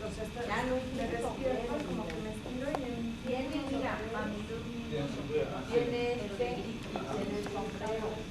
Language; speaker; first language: Spanish; native; Spanish